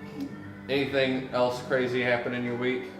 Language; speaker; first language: English; native; English